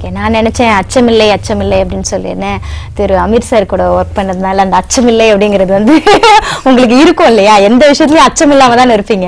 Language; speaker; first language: Tamil; native; Tamil